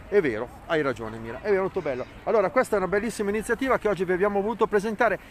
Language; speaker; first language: Italian; native; Italian